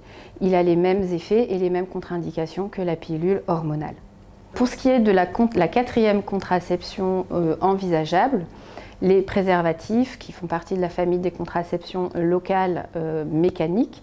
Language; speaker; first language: French; native; French